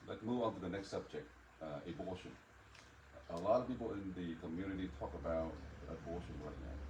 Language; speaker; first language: English; non-native, fluent; Vietnamese